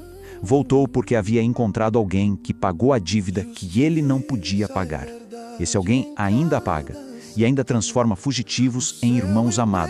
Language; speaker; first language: Portuguese; native; Portuguese